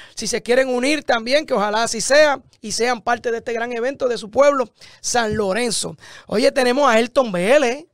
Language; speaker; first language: Spanish; native; Spanish